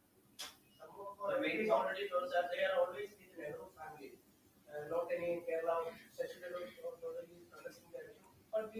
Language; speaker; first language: English; non-native, local second language; Malayalam